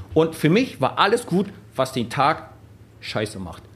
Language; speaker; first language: German; native; German